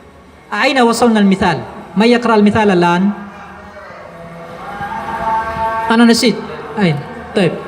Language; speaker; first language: Arabic; non-native, fluent; Indonesian